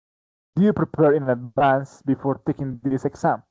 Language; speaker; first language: English; non-native, fluent; Spanish